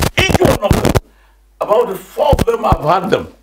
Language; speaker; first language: English; non-native, local second language; Swahili